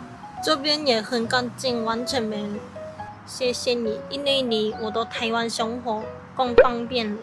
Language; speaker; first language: Chinese; non-native, learner; Korean